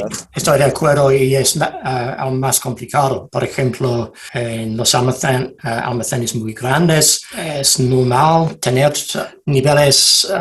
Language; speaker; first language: Spanish; non-native, fluent; English